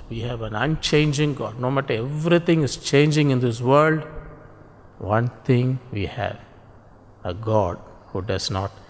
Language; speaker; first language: English; non-native, local second language; Tamil